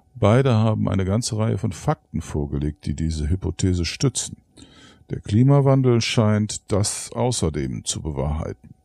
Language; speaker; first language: German; native; German